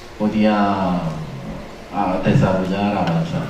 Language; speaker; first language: Spanish; non-native, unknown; Korean